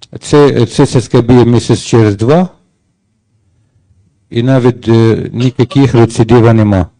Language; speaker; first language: Ukrainian; non-native, learner; Arabic